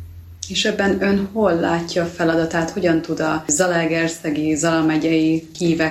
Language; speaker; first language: Hungarian; native; Hungarian